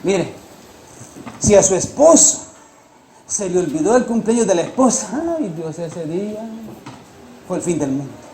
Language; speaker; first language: Spanish; native; Spanish